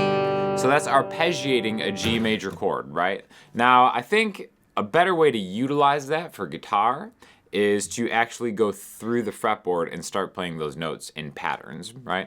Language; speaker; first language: English; native; English